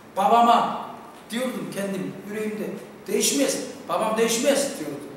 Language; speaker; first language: Turkish; non-native, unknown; Korean